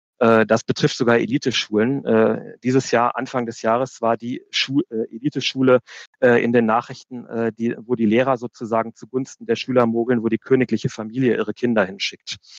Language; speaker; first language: German; native; German